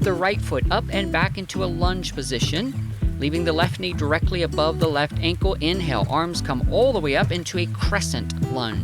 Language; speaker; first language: English; native; English